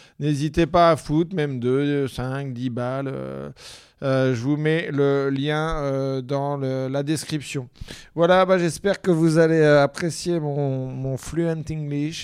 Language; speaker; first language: French; native; French